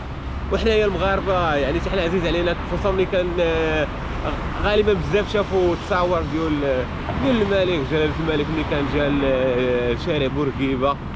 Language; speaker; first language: Arabic; native; Arabic